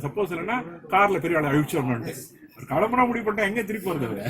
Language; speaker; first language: Tamil; native; Tamil